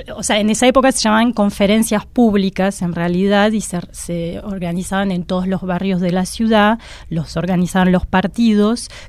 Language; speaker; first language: Spanish; non-native, fluent; French